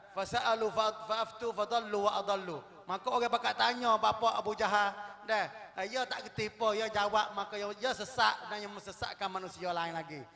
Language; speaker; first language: Malay; native; Malay